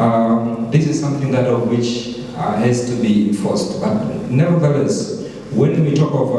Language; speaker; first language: English; non-native, local second language; Swahili